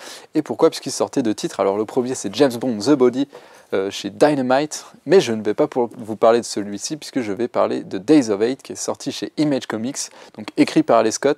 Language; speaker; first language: French; native; French